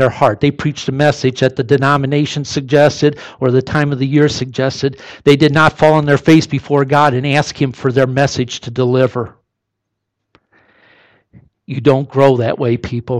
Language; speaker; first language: English; native; English